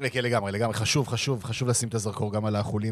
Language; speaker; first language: Hebrew; native; Hebrew